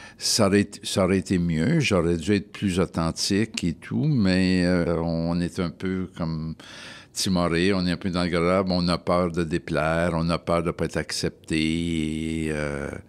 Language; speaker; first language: French; native; French